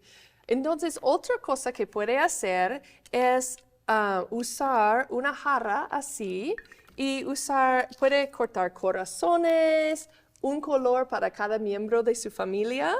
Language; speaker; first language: Spanish; non-native, fluent; English